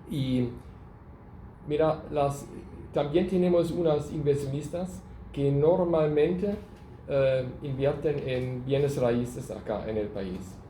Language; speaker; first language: Spanish; non-native, fluent; German